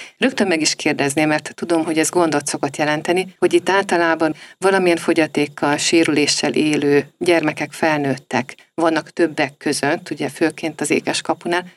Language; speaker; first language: Hungarian; native; Hungarian